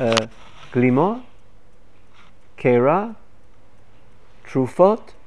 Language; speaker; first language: Hebrew; non-native, fluent; English